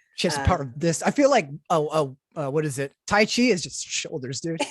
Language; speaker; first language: English; native; English